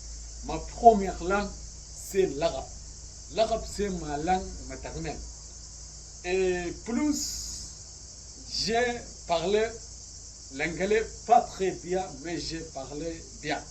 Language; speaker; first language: French; non-native, learner; Arabic